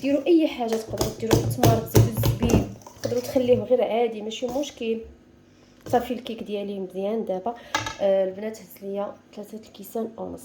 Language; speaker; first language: Arabic; native; Arabic